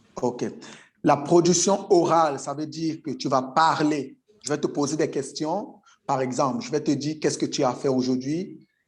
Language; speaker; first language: French; native; French